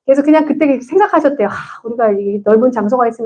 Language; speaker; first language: Korean; native; Korean